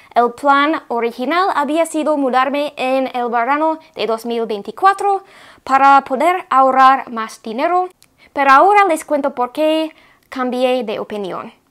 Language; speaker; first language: Spanish; non-native, fluent; English